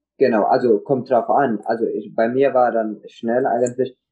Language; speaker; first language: German; non-native, learner; Tigrinya